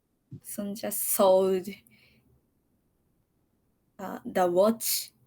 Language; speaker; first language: English; non-native, learner; Japanese